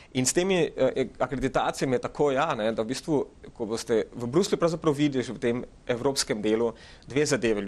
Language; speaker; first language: Slovenian; early bilingual, other home language; Macedonian